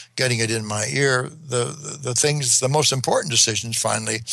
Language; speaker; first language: English; native; English